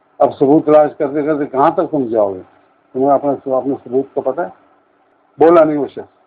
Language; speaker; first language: Urdu; non-native, local second language; Punjabi